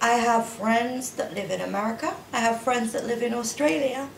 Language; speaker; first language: English; native; English